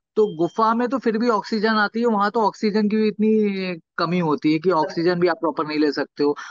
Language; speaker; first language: Hindi; native; Hindi